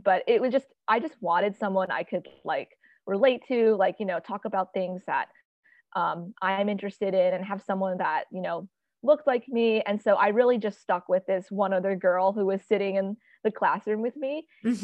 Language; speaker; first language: English; native; English